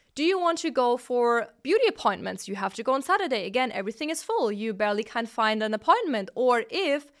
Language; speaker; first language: English; non-native, fluent; Italian